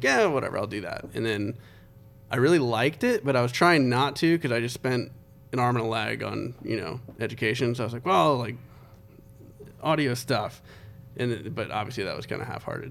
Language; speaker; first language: English; native; English